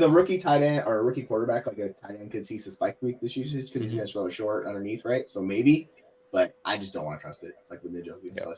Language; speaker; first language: English; native; English